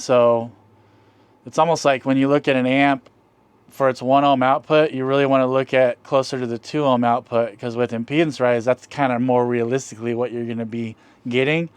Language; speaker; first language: English; native; English